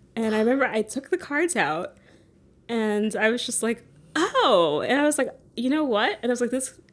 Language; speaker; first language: English; native; English